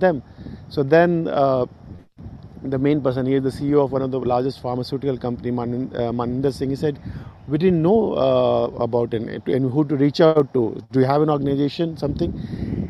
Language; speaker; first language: English; non-native, local second language; Hindi